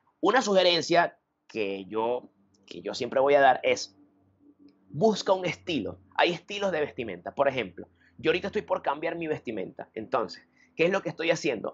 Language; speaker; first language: Spanish; native; Spanish